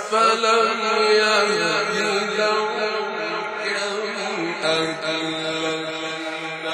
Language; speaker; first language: Arabic; native; Arabic